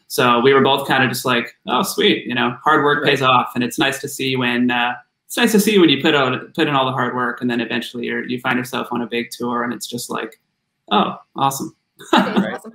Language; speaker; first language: English; native; English